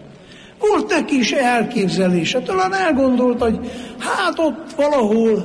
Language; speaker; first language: Hungarian; native; Hungarian